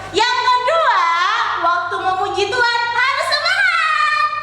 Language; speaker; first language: Indonesian; native; Indonesian